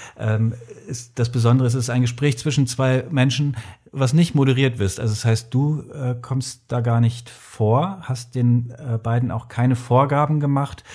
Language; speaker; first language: German; native; German